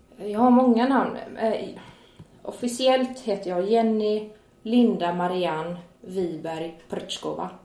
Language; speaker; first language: Swedish; native; Swedish